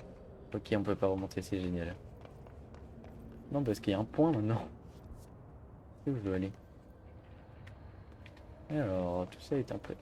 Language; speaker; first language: French; native; French